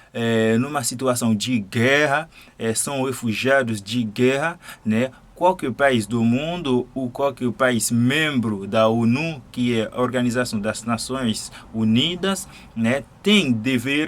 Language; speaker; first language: Portuguese; non-native, fluent; Haitian Creole